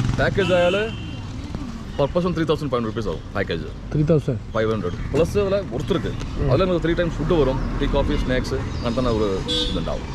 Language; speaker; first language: Malayalam; non-native, local second language; Tamil